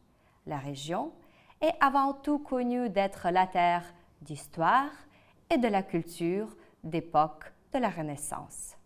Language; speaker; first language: French; non-native, fluent; Ukrainian